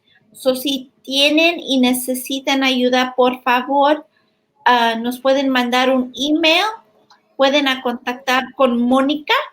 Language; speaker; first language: Spanish; early bilingual, heritage; Spanish